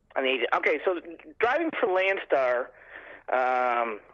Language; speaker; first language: English; native; English